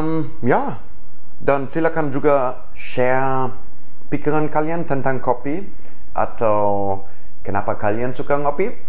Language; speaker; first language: Indonesian; non-native, fluent; German